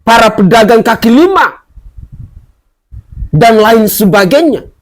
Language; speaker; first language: Indonesian; native; Indonesian